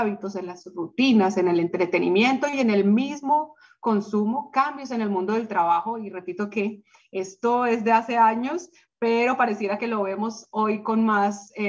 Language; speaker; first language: Spanish; native; Spanish